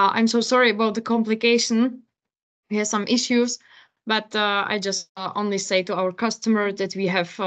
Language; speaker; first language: English; non-native, learner; Czech